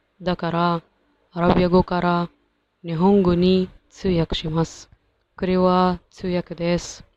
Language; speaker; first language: Japanese; non-native, learner; Arabic